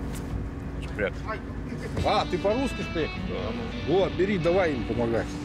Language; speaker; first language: Russian; native; Russian